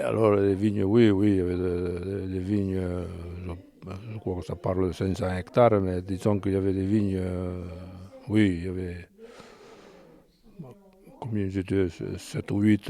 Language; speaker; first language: French; native; French